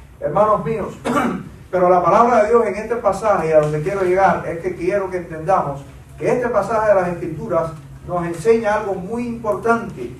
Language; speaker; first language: Spanish; native; Spanish